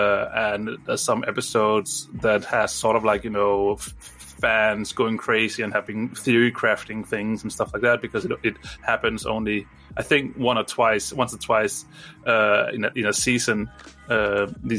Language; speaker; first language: English; non-native, fluent; Danish